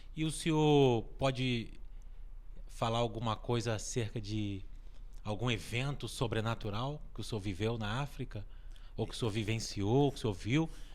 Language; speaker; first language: Portuguese; native; Portuguese